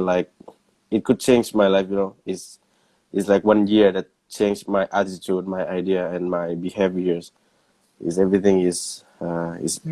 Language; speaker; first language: English; non-native, learner; Thai